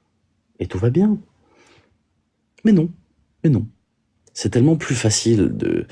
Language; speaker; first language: French; native; French